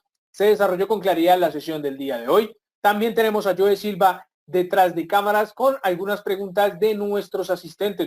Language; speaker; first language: Spanish; native; Spanish